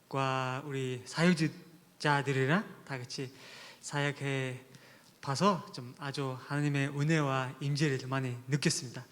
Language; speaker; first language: Korean; non-native, learner; Mongolian